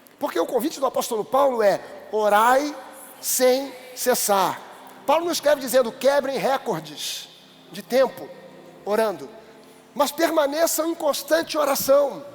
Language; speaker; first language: Portuguese; native; Portuguese